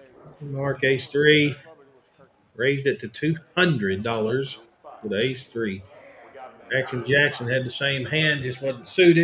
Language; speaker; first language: English; native; English